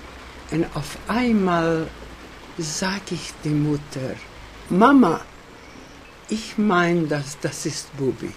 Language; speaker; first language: German; non-native, fluent; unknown